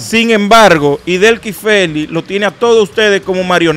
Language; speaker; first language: Spanish; native; Spanish